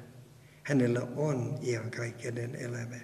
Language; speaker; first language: Finnish; non-native, fluent; Russian